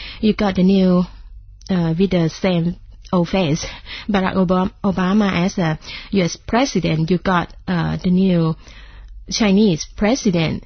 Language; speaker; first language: English; non-native, fluent; Thai